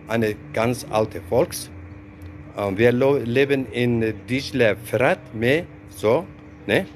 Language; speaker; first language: German; non-native, learner; Zaza